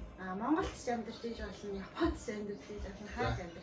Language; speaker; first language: Mongolian; native; Mongolian